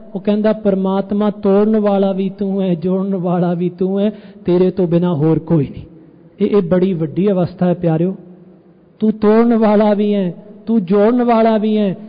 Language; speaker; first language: Punjabi; early bilingual, heritage; Punjabi